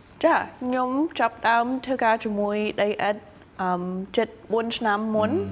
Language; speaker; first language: Khmer; early bilingual, heritage; English